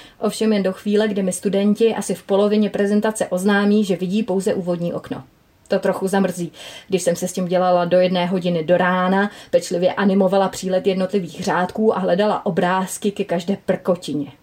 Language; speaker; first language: Czech; native; Czech